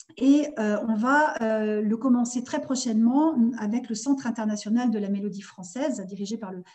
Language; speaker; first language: French; native; French